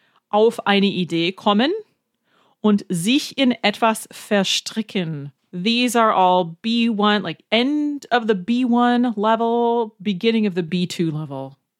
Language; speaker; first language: English; native; English